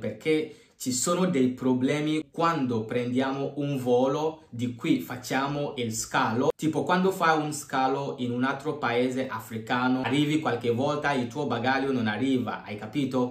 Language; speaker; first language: Italian; non-native, fluent; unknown